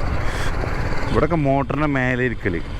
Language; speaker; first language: Malayalam; native; Malayalam